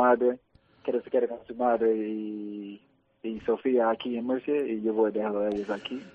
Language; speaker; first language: Spanish; early bilingual, heritage; English